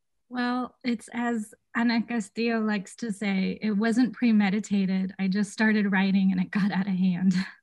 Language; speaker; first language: English; native; English